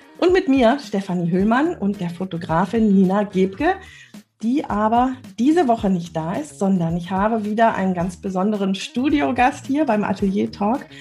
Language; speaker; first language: German; native; German